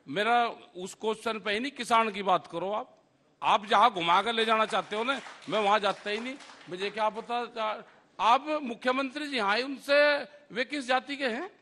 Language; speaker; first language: Hindi; native; Hindi